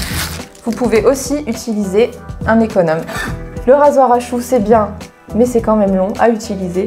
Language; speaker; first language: French; native; French